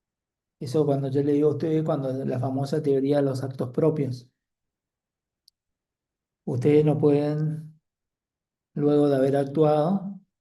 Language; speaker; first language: Spanish; native; Spanish